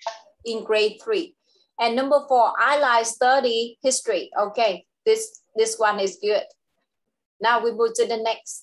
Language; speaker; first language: English; non-native, local second language; Vietnamese